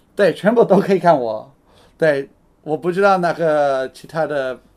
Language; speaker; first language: Chinese; non-native, fluent; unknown